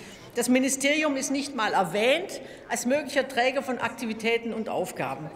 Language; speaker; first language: German; native; German